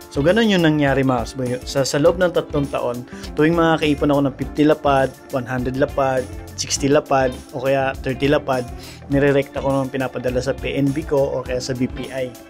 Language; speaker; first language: Filipino; native; Filipino